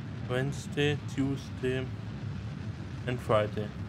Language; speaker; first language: English; non-native, learner; German